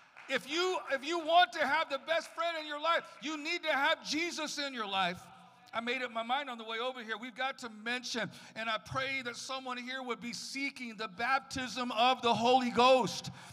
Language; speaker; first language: English; native; English